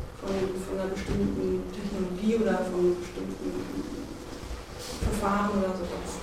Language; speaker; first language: German; native; German